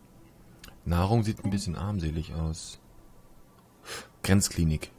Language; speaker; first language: German; native; German